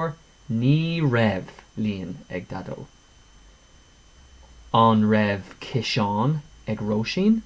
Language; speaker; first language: Irish; non-native, local second language; English